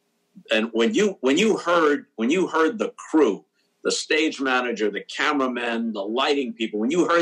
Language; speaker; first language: English; native; English